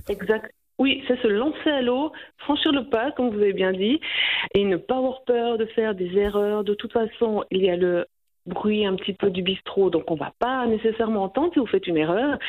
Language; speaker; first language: French; native; French